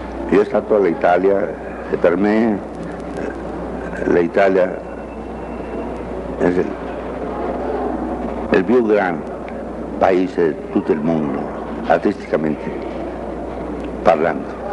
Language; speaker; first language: Spanish; native; Spanish